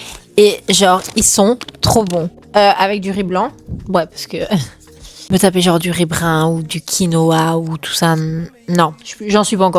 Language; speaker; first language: French; native; French